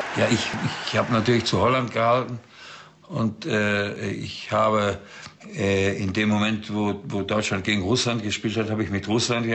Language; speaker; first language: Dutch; early bilingual, heritage; German